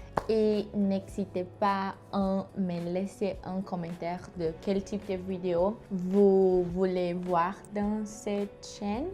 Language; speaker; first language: French; non-native, fluent; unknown